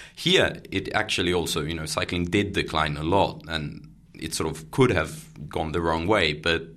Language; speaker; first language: English; non-native, fluent; Catalan